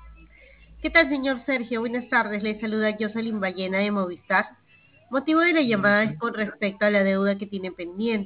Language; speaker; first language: Spanish; native; Spanish